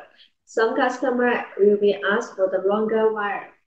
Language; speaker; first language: English; non-native, learner; Chinese